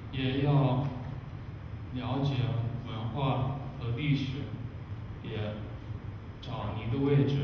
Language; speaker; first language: Chinese; non-native, learner; English